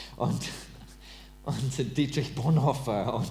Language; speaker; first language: German; non-native, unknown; English